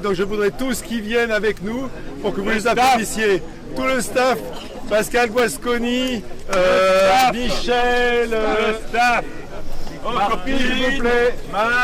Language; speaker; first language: French; native; French